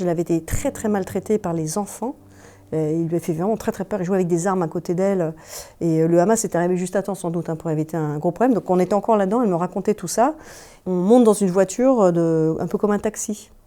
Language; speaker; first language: French; native; French